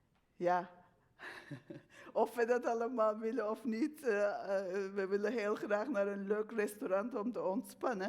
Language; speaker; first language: Dutch; non-native, fluent; Turkish